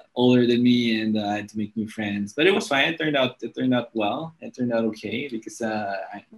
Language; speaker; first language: English; native; English